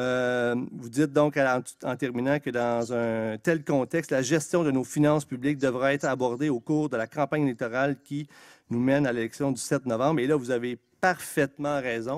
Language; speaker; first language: French; native; French